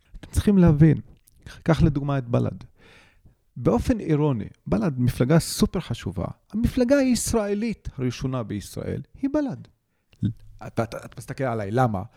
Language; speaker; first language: Hebrew; non-native, local second language; Arabic